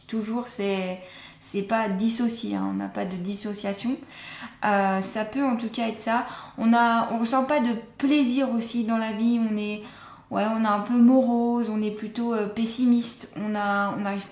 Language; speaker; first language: French; native; French